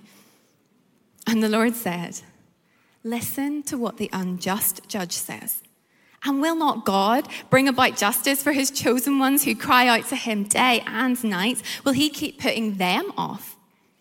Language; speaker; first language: English; native; English